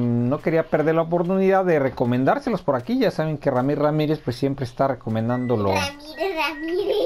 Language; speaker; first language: Spanish; native; Spanish